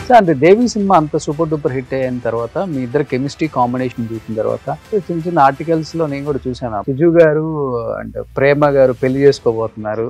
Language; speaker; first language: Telugu; native; Telugu